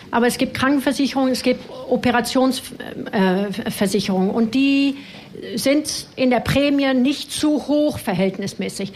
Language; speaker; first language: German; non-native, fluent; French